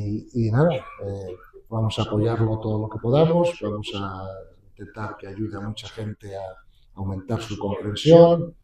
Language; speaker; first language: Spanish; native; Spanish